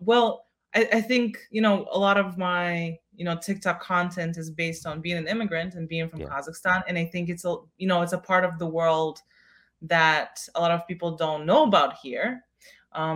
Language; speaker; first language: English; non-native, fluent; Russian